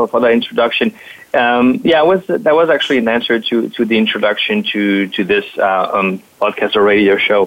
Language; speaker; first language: English; non-native, fluent; French